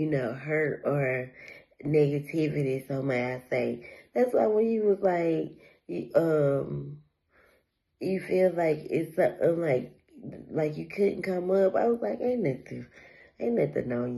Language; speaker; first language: English; native; English